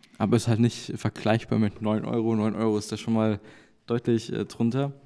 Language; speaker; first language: German; native; German